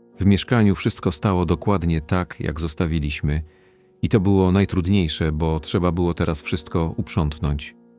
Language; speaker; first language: Polish; non-native, fluent; Kurdish